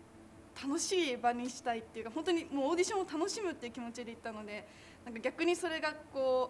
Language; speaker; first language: Japanese; native; Japanese